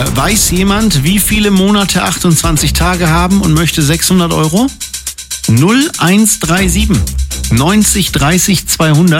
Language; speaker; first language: German; native; German